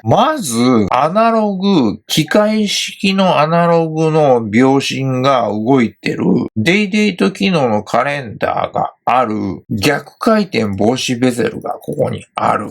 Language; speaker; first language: Japanese; native; Japanese